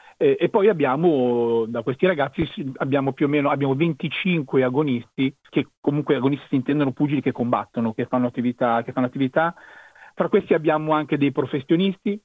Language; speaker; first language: Italian; native; Italian